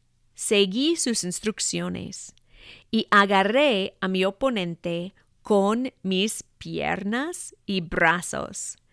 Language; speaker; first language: Spanish; non-native, fluent; English